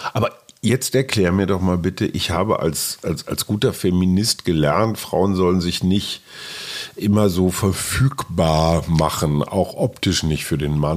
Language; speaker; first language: German; native; German